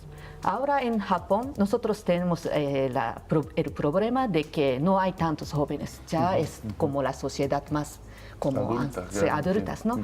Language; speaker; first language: Spanish; non-native, learner; Japanese